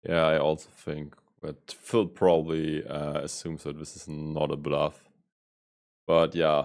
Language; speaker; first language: English; non-native, fluent; German